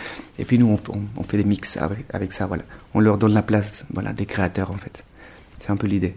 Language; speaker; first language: French; non-native, fluent; Spanish